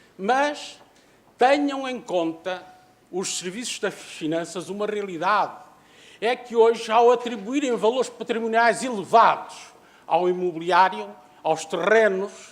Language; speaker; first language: Portuguese; native; Portuguese